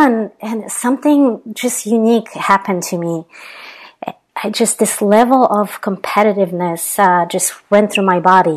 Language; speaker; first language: English; non-native, fluent; Polish